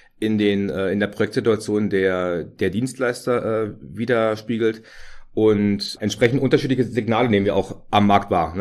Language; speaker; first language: German; native; German